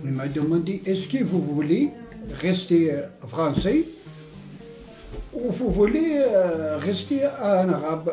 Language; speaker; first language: French; non-native, local second language; Arabic